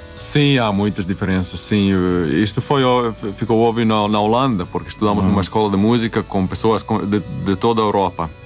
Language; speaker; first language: Portuguese; non-native, fluent; Swedish